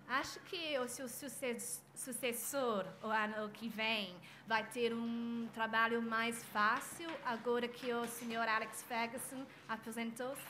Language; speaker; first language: Portuguese; non-native, fluent; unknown